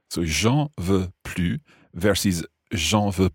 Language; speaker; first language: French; non-native, fluent; English